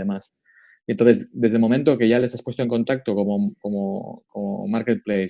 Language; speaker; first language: Spanish; native; Spanish